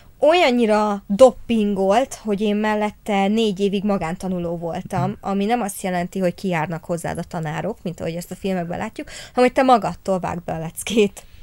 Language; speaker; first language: Hungarian; native; Hungarian